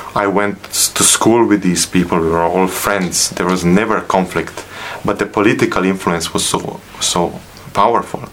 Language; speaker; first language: English; non-native, fluent; Bosnian